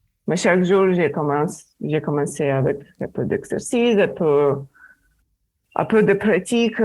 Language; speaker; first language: French; non-native, fluent; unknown